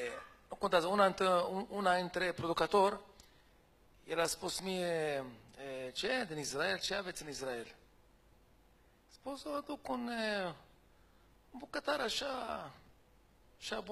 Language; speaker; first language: Romanian; non-native, fluent; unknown